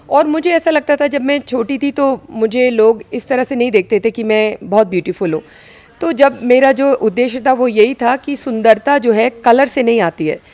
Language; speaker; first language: Hindi; native; Hindi